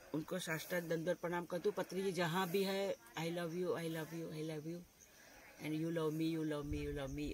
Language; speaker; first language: Hindi; non-native, local second language; Gujarati